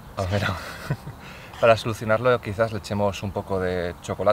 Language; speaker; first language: Spanish; native; Spanish